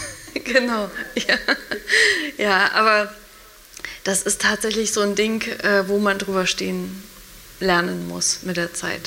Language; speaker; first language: German; native; German